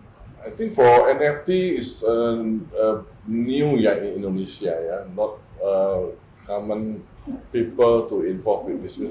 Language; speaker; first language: English; non-native, fluent; Indonesian